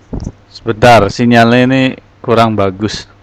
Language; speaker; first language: Indonesian; native; Indonesian